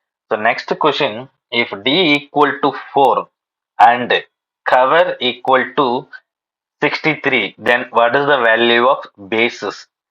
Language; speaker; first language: English; non-native, local second language; Tamil